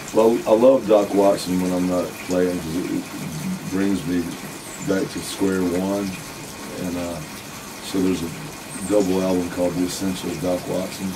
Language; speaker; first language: English; native; English